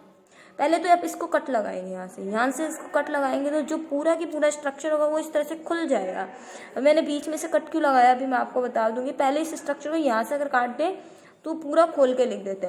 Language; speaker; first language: Hindi; native; Hindi